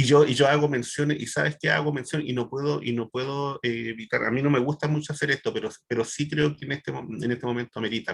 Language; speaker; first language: Spanish; native; Spanish